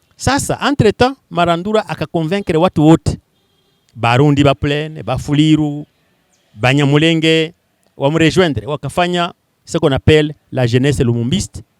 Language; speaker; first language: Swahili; non-native, local second language; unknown